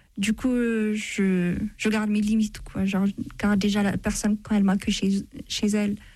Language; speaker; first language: French; non-native, fluent; Amharic